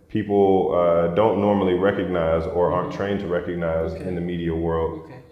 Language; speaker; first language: English; native; English